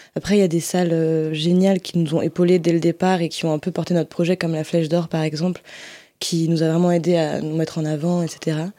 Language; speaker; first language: French; native; French